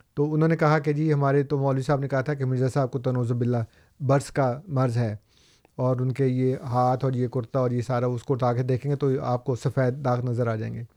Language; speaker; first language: Urdu; native; Urdu